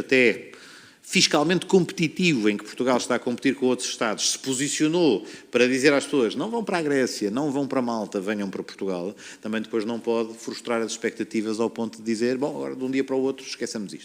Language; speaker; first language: Portuguese; native; Portuguese